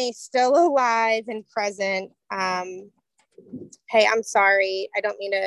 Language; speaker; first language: English; native; English